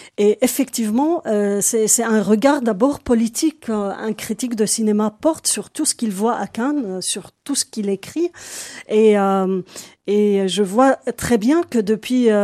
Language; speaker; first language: French; non-native, local second language; Arabic